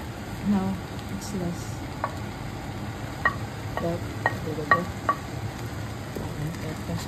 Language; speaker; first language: English; non-native, learner; Filipino